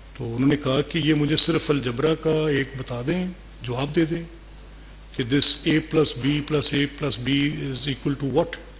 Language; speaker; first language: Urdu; non-native, local second language; Punjabi